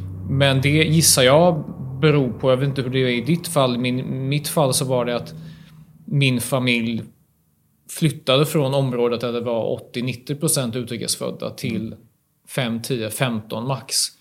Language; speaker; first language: Swedish; native; Swedish